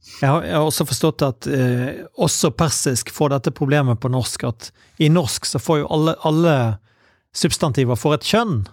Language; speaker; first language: Norwegian; native; Norwegian